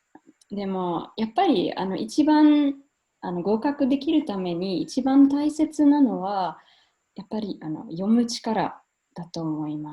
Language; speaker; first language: Japanese; non-native, fluent; German